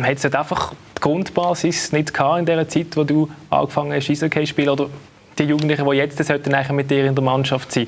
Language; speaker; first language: German; native; German